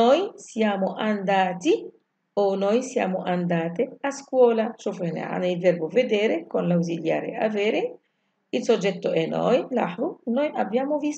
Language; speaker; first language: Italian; non-native, fluent; Arabic